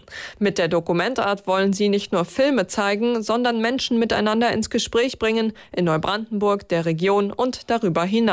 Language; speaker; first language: German; native; German